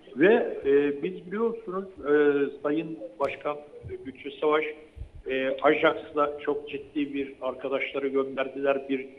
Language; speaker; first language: Turkish; native; Turkish